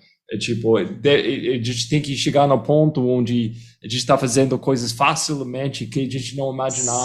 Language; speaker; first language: Portuguese; non-native, fluent; English